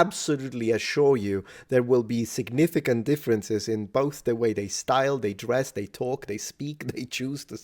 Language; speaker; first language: English; non-native, fluent; Italian